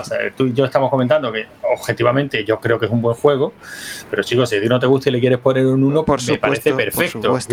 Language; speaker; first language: Spanish; native; Spanish